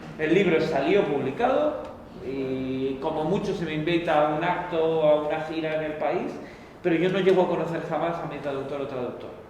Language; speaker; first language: Spanish; native; Spanish